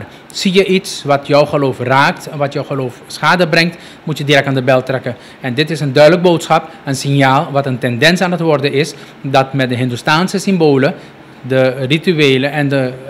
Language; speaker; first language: Dutch; native; Dutch